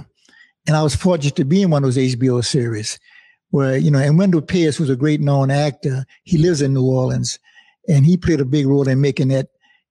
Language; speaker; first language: English; native; English